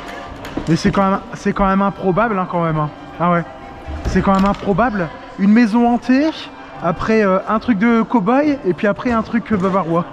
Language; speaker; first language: French; native; French